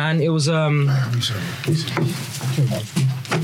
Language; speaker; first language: English; native; English